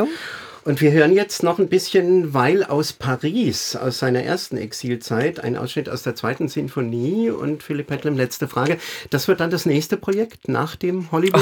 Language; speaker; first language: German; native; German